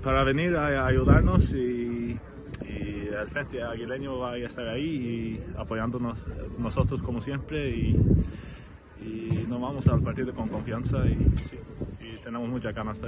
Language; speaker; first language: Spanish; non-native, learner; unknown